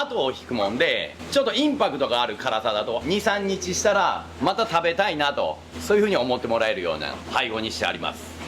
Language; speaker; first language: Japanese; native; Japanese